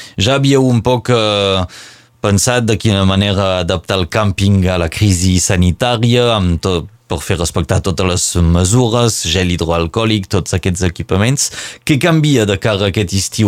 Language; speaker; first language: Catalan; native; Catalan